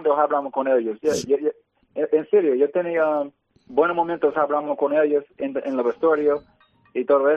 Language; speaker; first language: Spanish; early bilingual, heritage; English